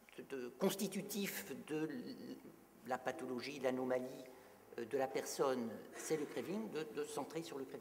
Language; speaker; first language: French; native; French